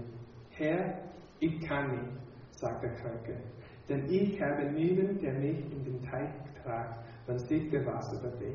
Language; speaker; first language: German; non-native, fluent; English